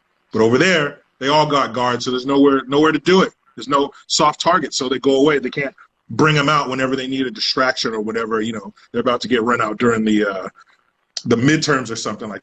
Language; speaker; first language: English; native; English